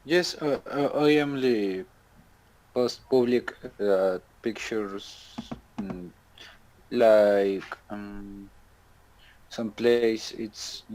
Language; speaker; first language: English; non-native, learner; Spanish